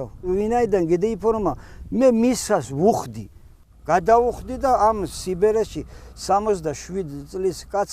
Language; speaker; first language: Georgian; native; Georgian